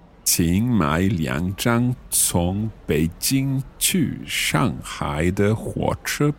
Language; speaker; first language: Chinese; non-native, learner; English